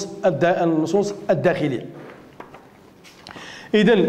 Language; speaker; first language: Arabic; native; Arabic